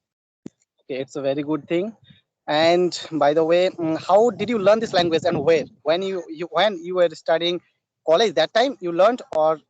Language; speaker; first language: English; non-native, learner; Bangla